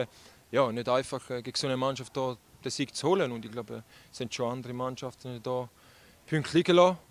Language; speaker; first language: German; native; German